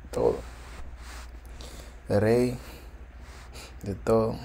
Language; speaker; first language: Spanish; early bilingual, heritage; English